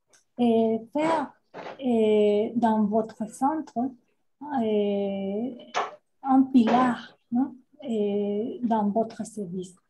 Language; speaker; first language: French; non-native, fluent; Spanish